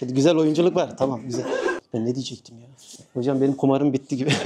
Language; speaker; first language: Turkish; native; Turkish